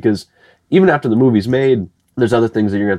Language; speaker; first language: English; native; English